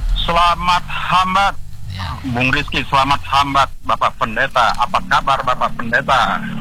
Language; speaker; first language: Indonesian; non-native, local second language; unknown